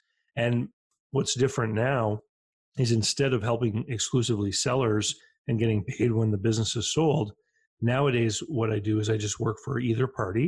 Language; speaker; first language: English; native; English